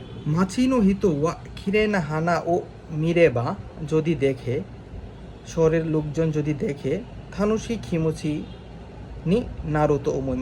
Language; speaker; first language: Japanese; non-native, learner; Bangla